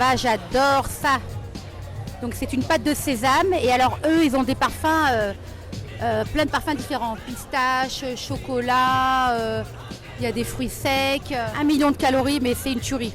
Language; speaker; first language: French; native; French